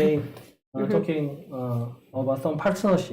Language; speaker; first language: English; non-native, learner; Korean